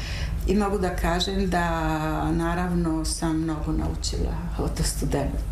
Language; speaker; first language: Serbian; non-native, fluent; Italian